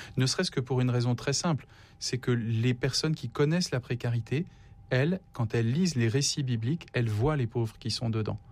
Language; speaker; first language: French; native; French